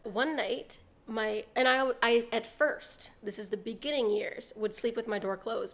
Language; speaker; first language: English; native; English